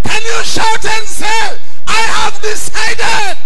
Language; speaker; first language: English; non-native, local second language; Swahili